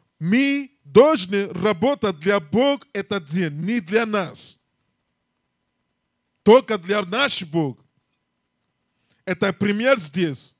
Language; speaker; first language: Russian; non-native, learner; English